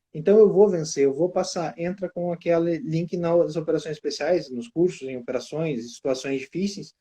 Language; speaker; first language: Portuguese; native; Portuguese